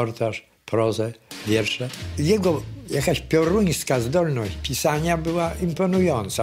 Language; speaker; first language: Polish; native; Polish